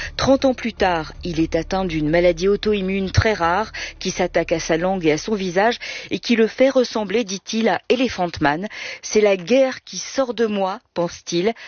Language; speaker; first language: French; native; French